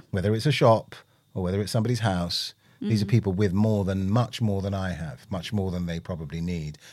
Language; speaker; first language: English; native; English